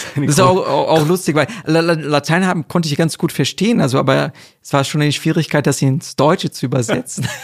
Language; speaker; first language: German; non-native, fluent; Portuguese